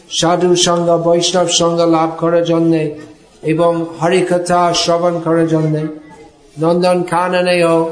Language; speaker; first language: Bangla; non-native, fluent; English